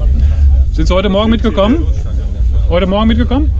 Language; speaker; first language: German; native; German